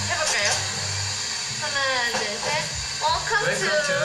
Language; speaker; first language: Korean; non-native, fluent; Thai